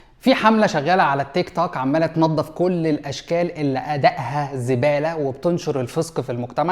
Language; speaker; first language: Arabic; native; Arabic